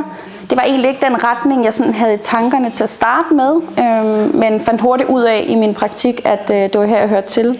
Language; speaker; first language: Danish; native; Danish